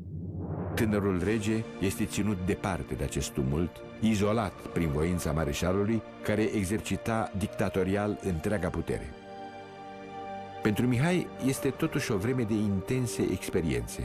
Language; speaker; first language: Romanian; native; Romanian